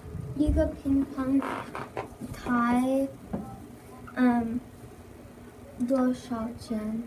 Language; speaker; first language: Chinese; non-native, learner; English